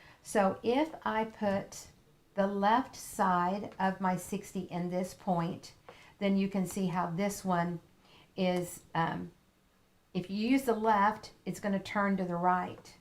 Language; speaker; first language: English; native; English